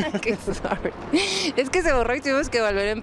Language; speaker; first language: Spanish; native; Spanish